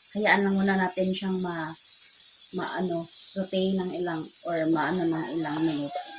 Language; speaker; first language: Filipino; non-native, local second language; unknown